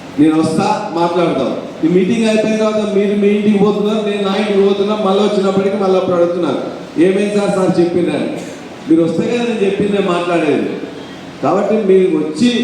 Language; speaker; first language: Telugu; native; Telugu